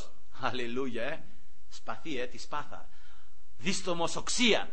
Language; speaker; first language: Greek; native; Greek